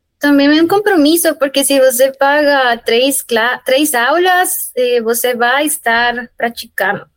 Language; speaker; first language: Portuguese; non-native, fluent; Spanish